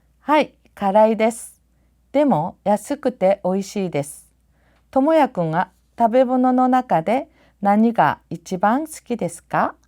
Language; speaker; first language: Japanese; non-native, fluent; Korean